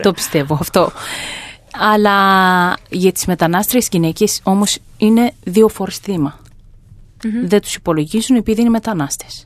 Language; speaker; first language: Greek; non-native, fluent; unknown